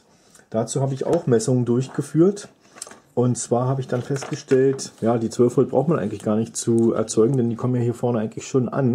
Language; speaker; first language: German; native; German